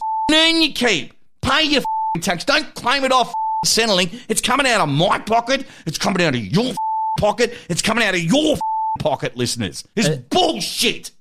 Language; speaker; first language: English; native; English